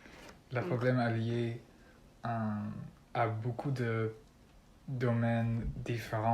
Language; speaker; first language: French; non-native, learner; Dutch